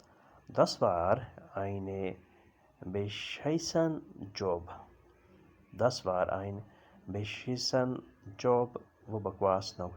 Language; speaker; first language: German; non-native, learner; Urdu